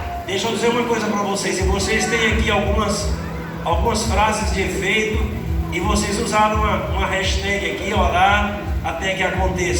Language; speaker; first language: Portuguese; native; Portuguese